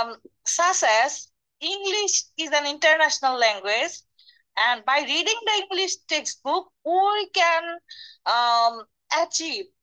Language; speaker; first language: English; non-native, learner; Bangla